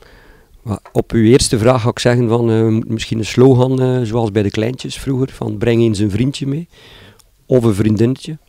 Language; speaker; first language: Dutch; native; Dutch